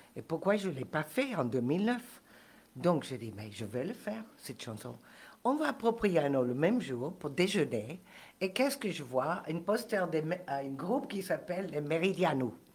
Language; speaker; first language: French; non-native, fluent; Spanish